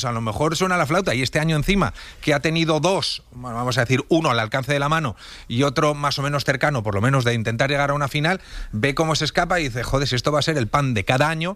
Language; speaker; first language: Spanish; native; Spanish